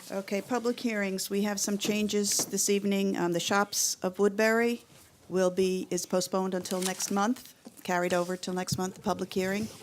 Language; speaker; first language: English; native; English